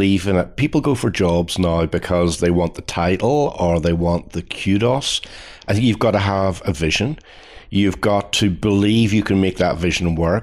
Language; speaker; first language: English; native; English